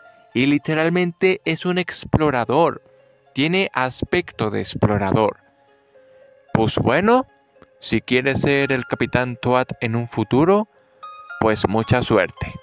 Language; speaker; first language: Spanish; native; Spanish